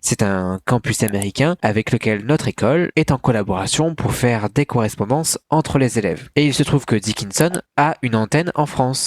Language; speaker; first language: French; native; French